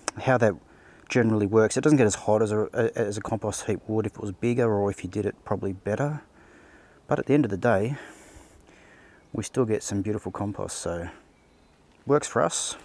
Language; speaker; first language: English; native; English